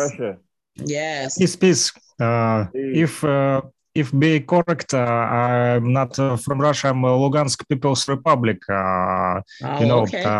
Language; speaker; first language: English; non-native, learner; Russian